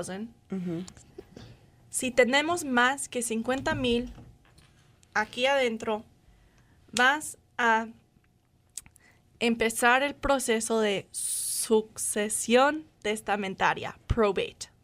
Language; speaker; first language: Spanish; non-native, learner; English